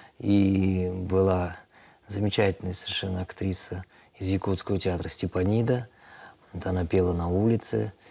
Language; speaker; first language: Russian; non-native, local second language; Tatar